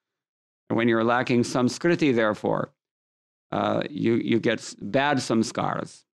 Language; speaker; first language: English; native; English